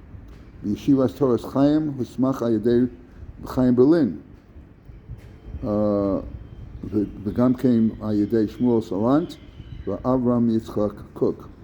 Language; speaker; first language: Hebrew; non-native, fluent; English